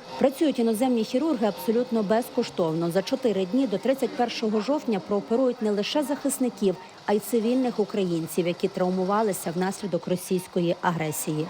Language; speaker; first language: Ukrainian; native; Ukrainian